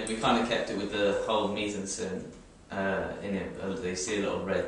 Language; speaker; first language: English; native; English